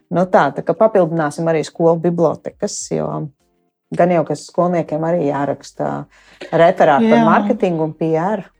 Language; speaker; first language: Latvian; native; Latvian